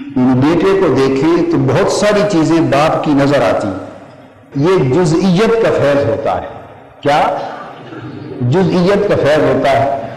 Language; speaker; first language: Urdu; non-native, local second language; Punjabi